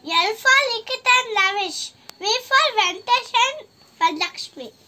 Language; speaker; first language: English; non-native, learner; Kannada